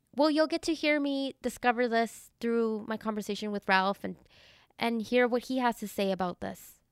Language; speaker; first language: English; early bilingual, other home language; Spanish